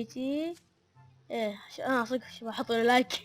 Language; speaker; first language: Arabic; native; Arabic